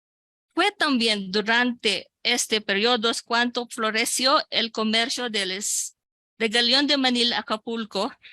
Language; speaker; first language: Spanish; non-native, local second language; Filipino